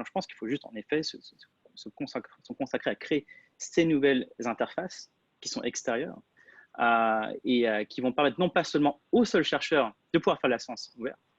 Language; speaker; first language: French; native; French